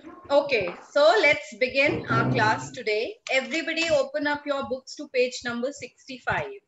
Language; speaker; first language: English; non-native, local second language; Hindi